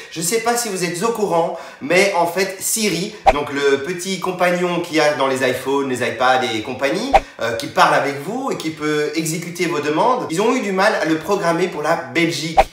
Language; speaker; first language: French; native; French